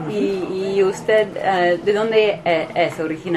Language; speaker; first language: Spanish; non-native, fluent; English